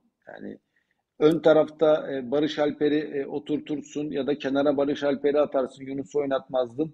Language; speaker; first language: Turkish; native; Turkish